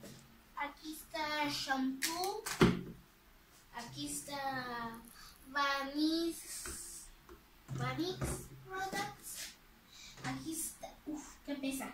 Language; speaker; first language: Spanish; early bilingual, other home language; English